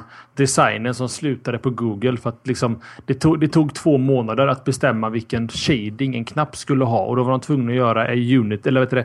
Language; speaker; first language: Swedish; native; Swedish